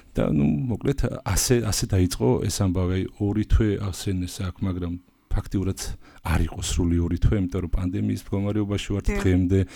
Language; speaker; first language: Georgian; native; Georgian